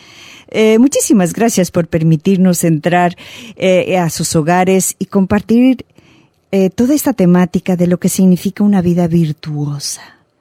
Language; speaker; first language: Spanish; native; Spanish